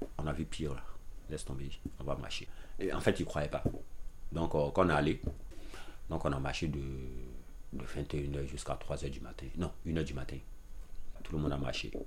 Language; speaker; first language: French; non-native, local second language; Dyula